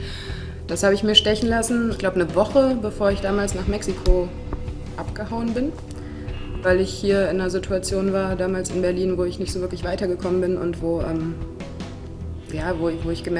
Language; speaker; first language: German; native; German